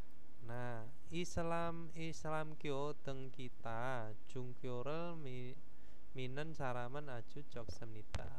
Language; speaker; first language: Korean; non-native, fluent; Indonesian